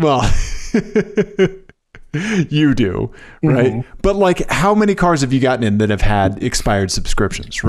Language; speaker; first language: English; native; English